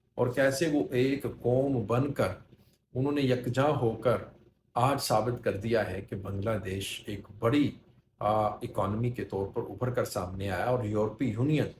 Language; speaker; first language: Urdu; native; Urdu